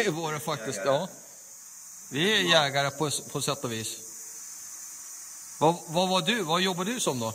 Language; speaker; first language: Swedish; native; Swedish